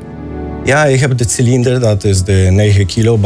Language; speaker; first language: Dutch; non-native, learner; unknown